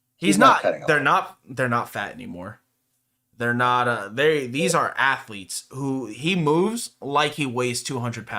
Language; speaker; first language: English; native; English